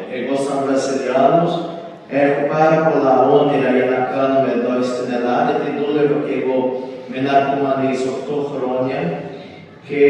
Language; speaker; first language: Greek; non-native, fluent; Portuguese